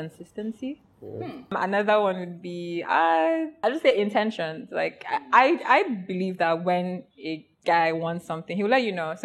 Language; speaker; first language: English; non-native, local second language; Igbo